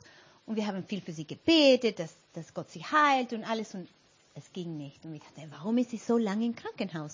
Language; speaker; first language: German; non-native, fluent; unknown